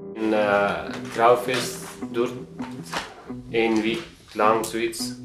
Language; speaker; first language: Dutch; non-native, fluent; Persian